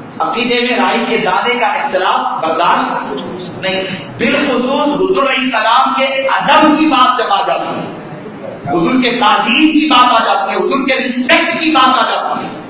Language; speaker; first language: Urdu; native; Urdu